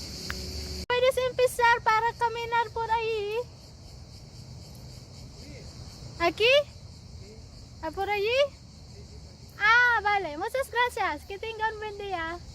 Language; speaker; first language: Spanish; non-native, learner; Filipino